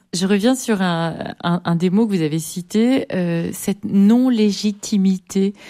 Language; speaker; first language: French; native; French